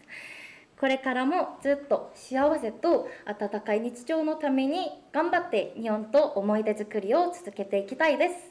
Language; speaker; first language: Japanese; non-native, fluent; Korean